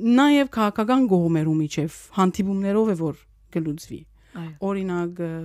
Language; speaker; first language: Armenian; early bilingual, heritage; Armenian